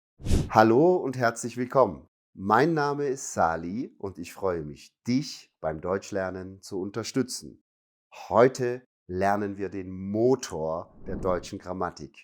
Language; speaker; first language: German; non-native, fluent; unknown